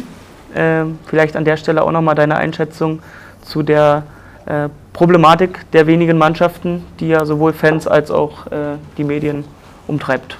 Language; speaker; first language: German; native; German